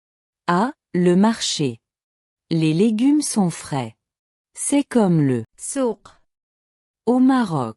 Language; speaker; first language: French; non-native, local second language; Arabic